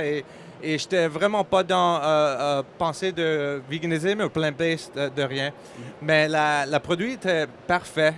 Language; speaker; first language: French; non-native, learner; English